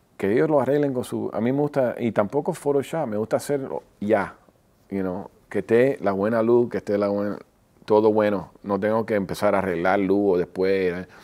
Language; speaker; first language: Spanish; early bilingual, heritage; Spanish